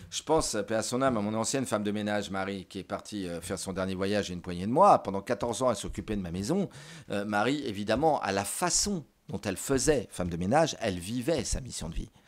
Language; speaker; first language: French; native; French